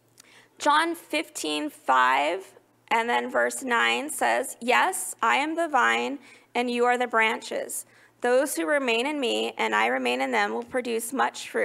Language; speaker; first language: English; native; English